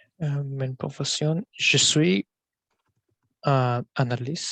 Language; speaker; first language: French; non-native, learner; Persian